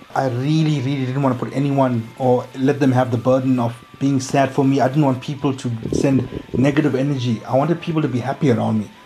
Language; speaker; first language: English; native; English